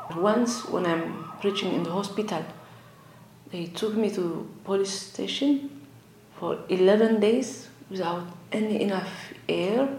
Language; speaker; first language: English; non-native, learner; Tigrinya